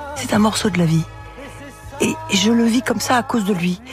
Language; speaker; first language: French; native; French